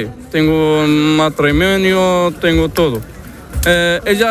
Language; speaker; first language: Spanish; non-native, learner; Arabic